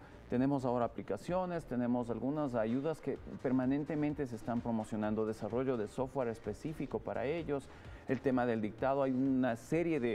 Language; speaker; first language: Spanish; native; Spanish